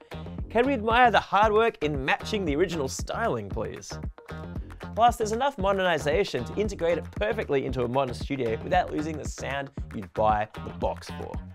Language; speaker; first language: English; native; English